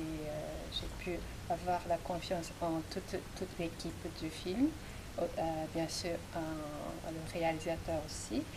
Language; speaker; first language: French; non-native, fluent; Japanese